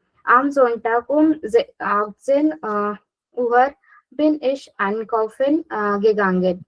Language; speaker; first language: German; non-native, learner; Marathi